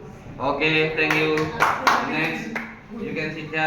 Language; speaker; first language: English; non-native, fluent; Indonesian